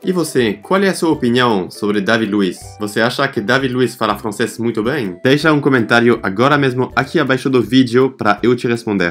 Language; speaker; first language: Portuguese; non-native, fluent; French